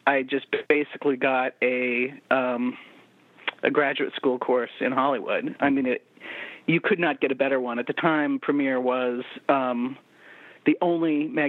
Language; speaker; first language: English; native; English